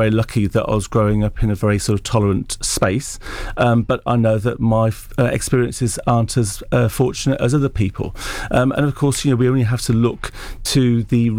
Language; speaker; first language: English; native; English